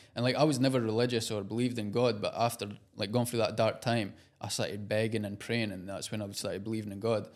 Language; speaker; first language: English; native; English